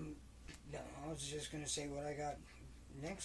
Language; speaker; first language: English; native; English